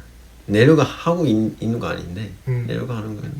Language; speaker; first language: Korean; non-native, fluent; Japanese